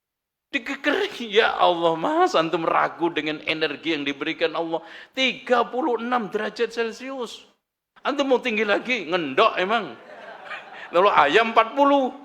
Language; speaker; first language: Indonesian; native; Indonesian